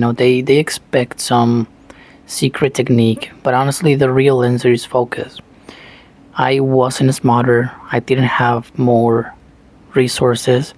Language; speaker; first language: English; non-native, fluent; Spanish